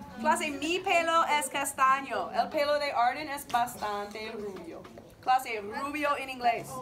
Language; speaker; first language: Spanish; non-native, fluent; English